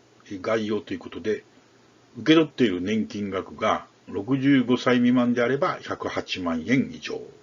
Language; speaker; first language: Japanese; native; Japanese